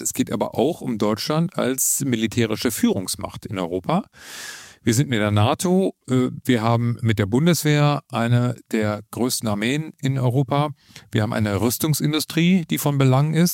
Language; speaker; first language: German; native; German